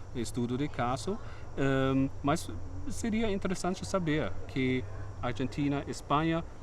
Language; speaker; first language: Portuguese; non-native, fluent; German